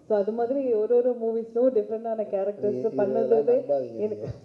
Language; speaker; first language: Tamil; early bilingual, heritage; Tamil